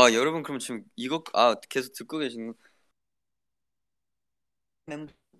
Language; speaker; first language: Korean; early bilingual, heritage; Korean